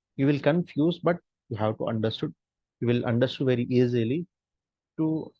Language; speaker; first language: English; non-native, local second language; Hindi